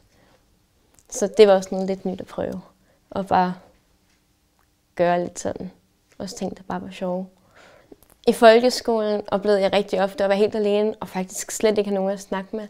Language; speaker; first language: Danish; early bilingual, heritage; Danish